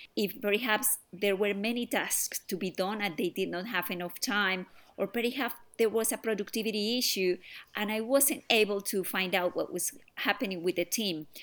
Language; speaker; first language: English; non-native, fluent; Spanish